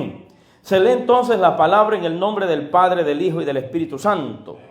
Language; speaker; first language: Spanish; native; Spanish